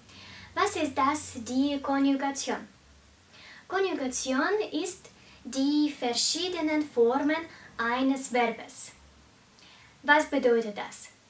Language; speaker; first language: German; non-native, fluent; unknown